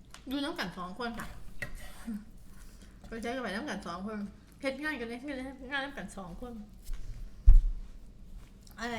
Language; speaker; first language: Thai; non-native, local second language; Northeastern Thai